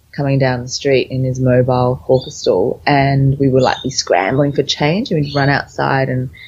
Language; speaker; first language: English; early bilingual, other home language; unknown